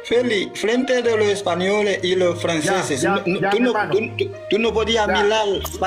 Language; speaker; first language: Spanish; non-native, learner; Haitian Creole